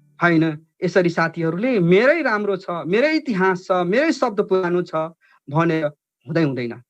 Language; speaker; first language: Nepali; non-native, local second language; Dangaura Tharu